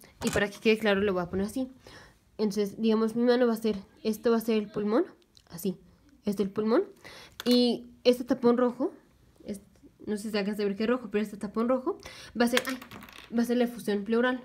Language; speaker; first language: Spanish; native; Spanish